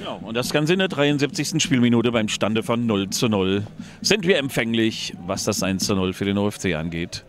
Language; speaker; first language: German; native; German